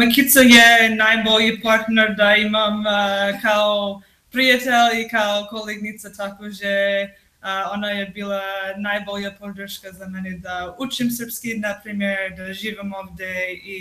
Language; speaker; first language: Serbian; non-native, learner; English